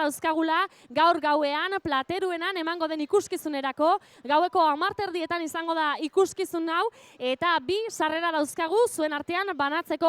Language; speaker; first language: Basque; native; Basque